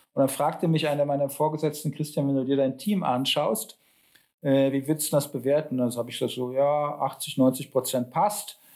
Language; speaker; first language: German; early bilingual, other home language; Polish